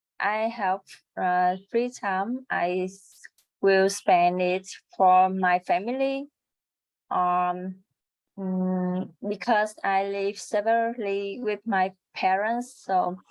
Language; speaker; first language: English; non-native, learner; Vietnamese